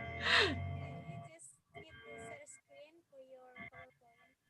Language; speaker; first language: English; non-native, fluent; Indonesian